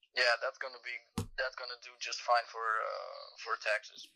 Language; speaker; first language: English; non-native, fluent; Romanian